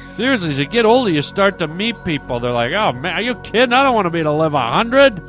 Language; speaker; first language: English; native; English